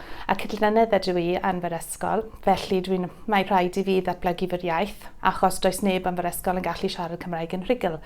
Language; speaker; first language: Welsh; non-native, learner; English